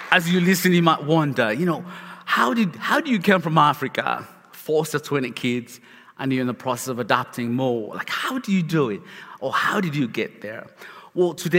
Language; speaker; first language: English; non-native, local second language; Kinyarwanda